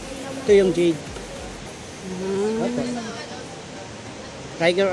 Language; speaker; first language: Filipino; native; Filipino